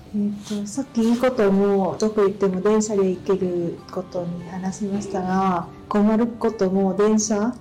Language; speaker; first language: Japanese; non-native, fluent; Vietnamese